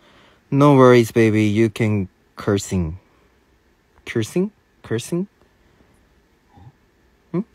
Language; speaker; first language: English; non-native, learner; Korean